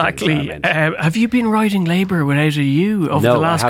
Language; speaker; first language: English; native; English